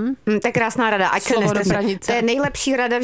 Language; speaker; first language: Czech; native; Czech